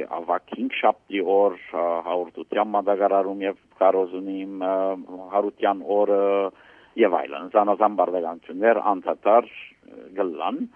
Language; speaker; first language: Armenian; early bilingual, heritage; Armenian